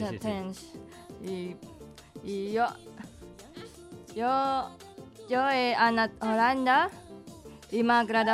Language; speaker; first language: Catalan; non-native, learner; Indonesian